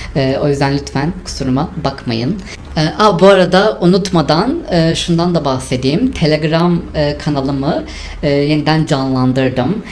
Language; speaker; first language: Turkish; native; Turkish